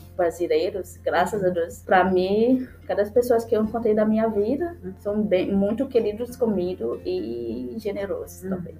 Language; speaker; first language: Portuguese; non-native, fluent; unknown